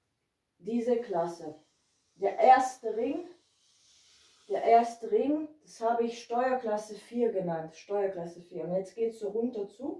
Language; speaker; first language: German; non-native, fluent; Hungarian